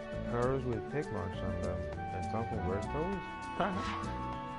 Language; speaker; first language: English; early bilingual, other home language; Spanish